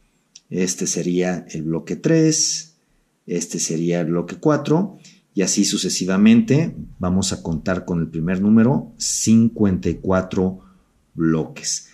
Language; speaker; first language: Spanish; native; Spanish